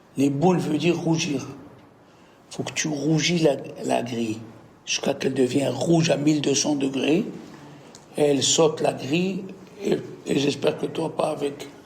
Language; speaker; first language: French; native; French